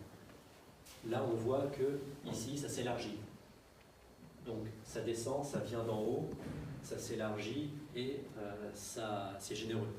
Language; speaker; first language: French; native; French